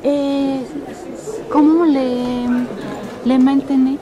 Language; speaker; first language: French; non-native, learner; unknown